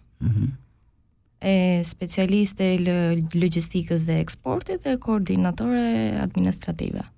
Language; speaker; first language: Albanian; early bilingual, heritage; Albanian